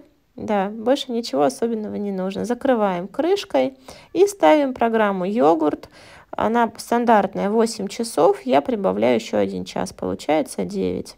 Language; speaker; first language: Russian; native; Russian